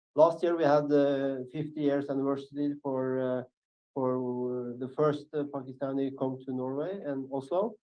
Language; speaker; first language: English; non-native, fluent; Norwegian